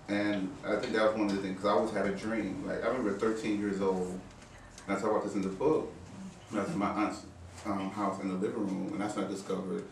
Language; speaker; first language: English; native; English